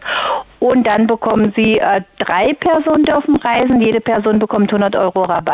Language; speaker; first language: German; native; German